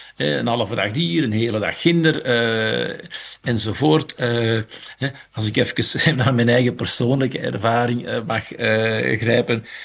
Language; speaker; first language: Dutch; native; Dutch